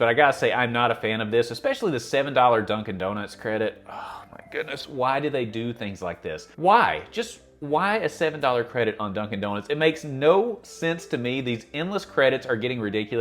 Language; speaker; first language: English; native; English